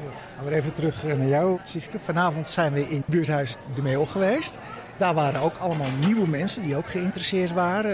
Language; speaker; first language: Dutch; native; Dutch